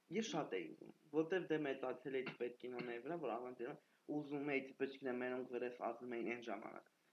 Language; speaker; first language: Armenian; native; Armenian